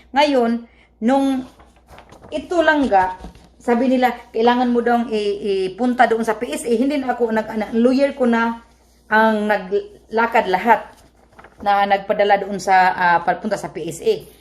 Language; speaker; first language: Filipino; non-native, local second language; Cebuano